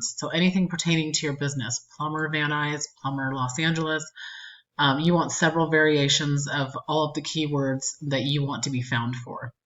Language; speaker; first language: English; native; English